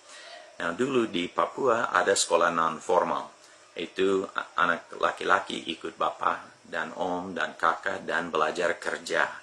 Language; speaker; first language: Indonesian; non-native, fluent; English